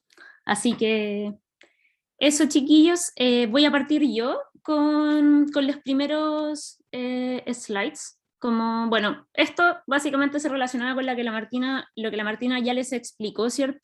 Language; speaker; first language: Spanish; native; Spanish